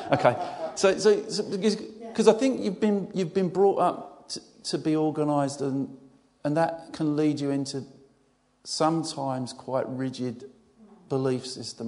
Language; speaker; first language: English; native; English